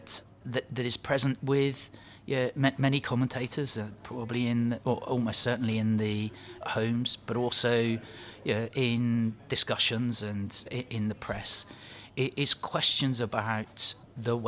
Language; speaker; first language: English; native; English